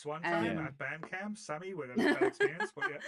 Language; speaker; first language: English; native; English